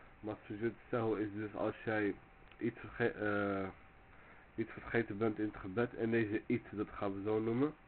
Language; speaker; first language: Dutch; early bilingual, other home language; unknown